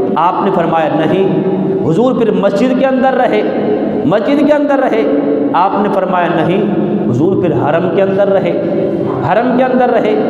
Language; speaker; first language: Urdu; non-native, local second language; Punjabi